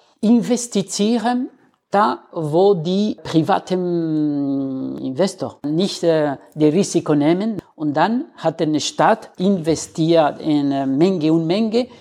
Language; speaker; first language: German; non-native, fluent; Spanish